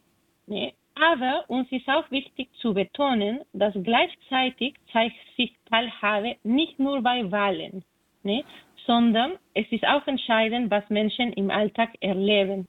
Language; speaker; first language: German; non-native, fluent; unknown